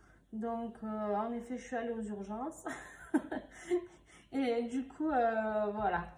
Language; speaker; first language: French; native; French